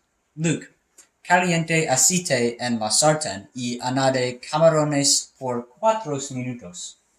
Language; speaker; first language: Spanish; non-native, learner; English